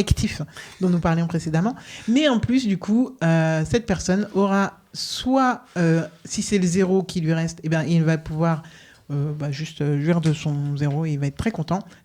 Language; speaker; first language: French; native; French